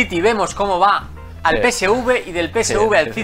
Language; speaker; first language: Spanish; native; Spanish